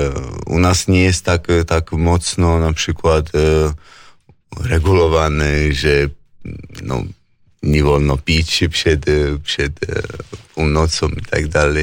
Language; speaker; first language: Polish; non-native, fluent; Georgian